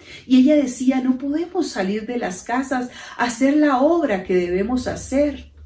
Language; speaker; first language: Spanish; native; Spanish